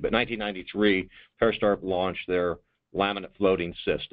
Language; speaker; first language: English; native; English